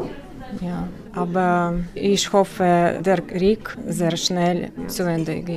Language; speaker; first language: German; non-native, learner; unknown